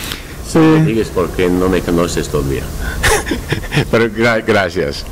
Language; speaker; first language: Spanish; non-native, learner; English